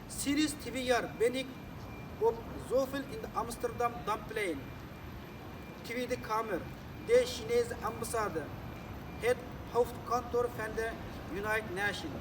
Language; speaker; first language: Dutch; non-native, fluent; Uyghur